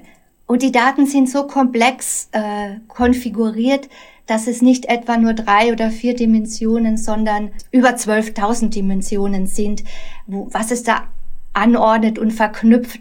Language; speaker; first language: German; native; German